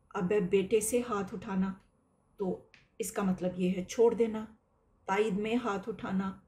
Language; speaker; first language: Urdu; native; Urdu